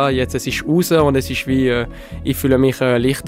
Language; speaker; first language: German; non-native, local second language; French